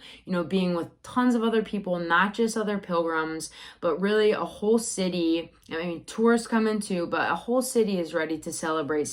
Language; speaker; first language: English; native; English